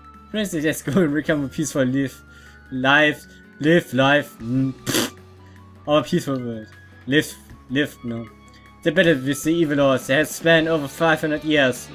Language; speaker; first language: English; non-native, learner; German